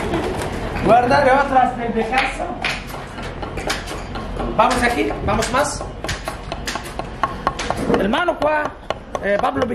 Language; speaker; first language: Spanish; non-native, learner; Arabic